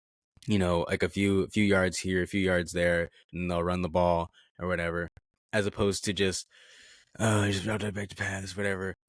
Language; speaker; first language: English; native; English